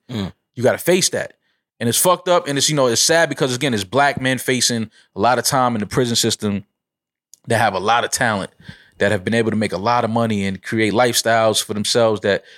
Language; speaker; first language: English; native; English